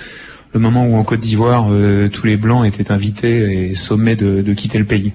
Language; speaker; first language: French; native; French